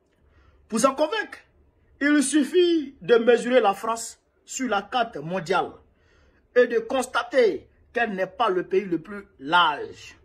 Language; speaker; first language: French; non-native, local second language; Bambara